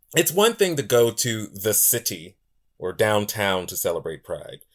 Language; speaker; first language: English; native; English